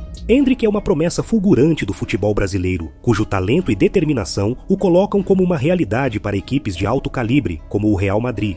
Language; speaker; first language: Portuguese; native; Portuguese